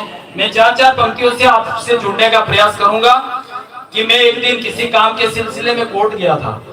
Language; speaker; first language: Hindi; non-native, local second language; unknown